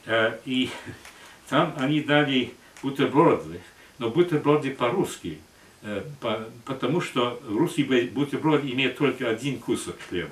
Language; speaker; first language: Russian; non-native, fluent; English